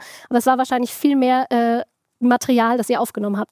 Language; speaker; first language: German; native; German